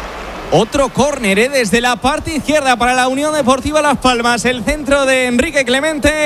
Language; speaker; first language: Spanish; native; Spanish